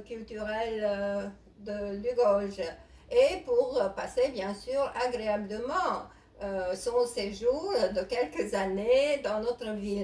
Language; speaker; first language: French; non-native, fluent; Romanian